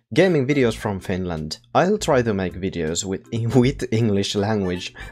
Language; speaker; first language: English; non-native, fluent; Finnish